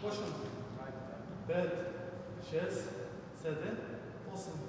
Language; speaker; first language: Bulgarian; non-native, local second language; Turkish